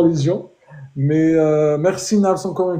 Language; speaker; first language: French; native; French